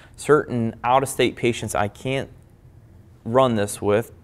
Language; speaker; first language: English; native; English